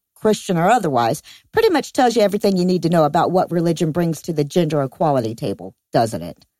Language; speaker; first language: English; native; English